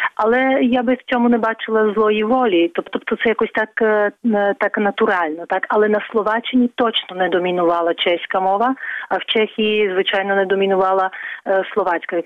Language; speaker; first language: Ukrainian; non-native, fluent; Czech